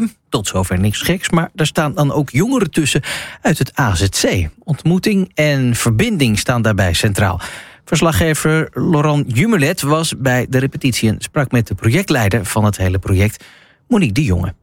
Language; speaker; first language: Dutch; native; Dutch